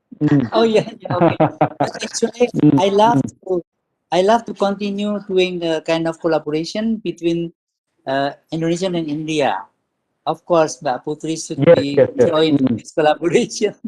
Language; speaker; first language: English; non-native, learner; Indonesian